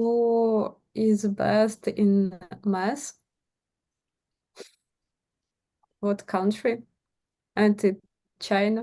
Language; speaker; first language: English; non-native, learner; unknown